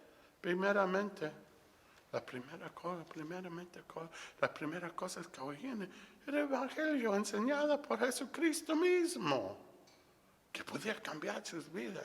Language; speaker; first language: Spanish; non-native, fluent; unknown